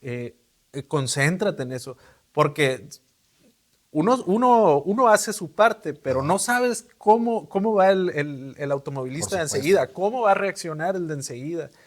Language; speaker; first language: Spanish; native; Spanish